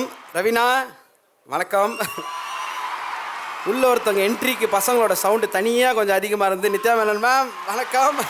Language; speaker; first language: Tamil; native; Tamil